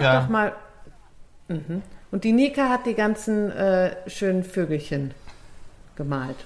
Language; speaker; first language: German; native; German